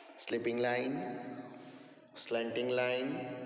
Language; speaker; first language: English; non-native, local second language; Gujarati